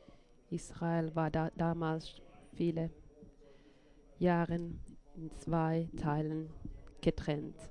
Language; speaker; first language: German; non-native, fluent; Finnish